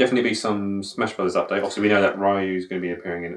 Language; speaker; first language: English; native; English